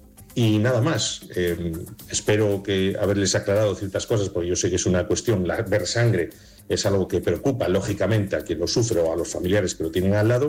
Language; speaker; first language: Spanish; native; Spanish